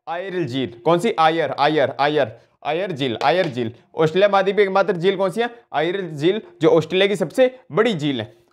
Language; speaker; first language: Hindi; native; Hindi